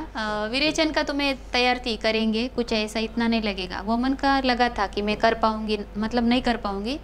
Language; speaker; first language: Hindi; non-native, local second language; Marathi